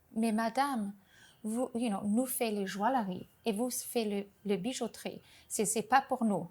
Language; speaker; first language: French; non-native, learner; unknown